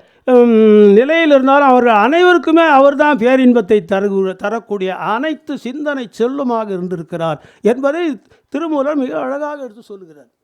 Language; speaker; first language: Tamil; native; Tamil